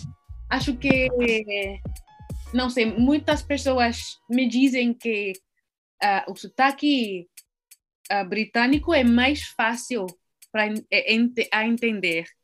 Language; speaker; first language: Portuguese; non-native, learner; English